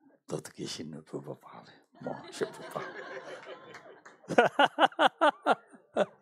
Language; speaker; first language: French; non-native, learner; Tibetan